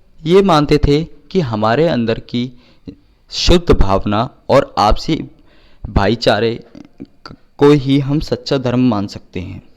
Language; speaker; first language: Hindi; native; Hindi